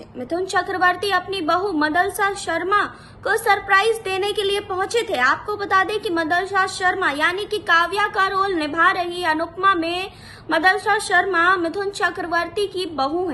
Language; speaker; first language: Hindi; native; Hindi